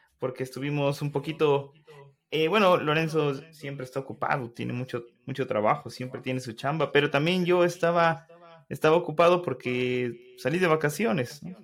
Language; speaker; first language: Spanish; native; Spanish